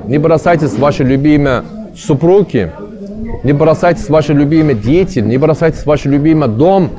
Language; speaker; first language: Russian; non-native, learner; Turkish